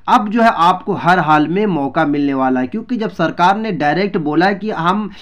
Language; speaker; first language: Hindi; native; Hindi